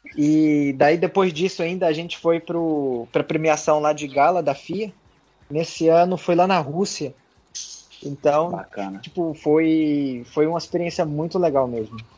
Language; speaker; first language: Portuguese; early bilingual, heritage; Portuguese